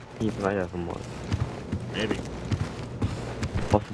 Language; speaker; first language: English; native; English